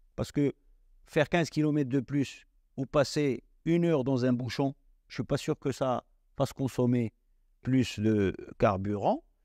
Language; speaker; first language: French; non-native, local second language; Arabic